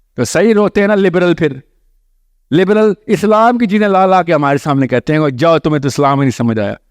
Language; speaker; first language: Urdu; native; Urdu